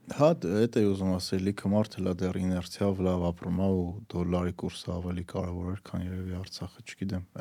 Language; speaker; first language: Armenian; native; Armenian